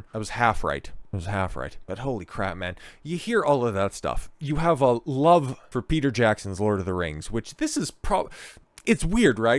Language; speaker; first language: English; native; English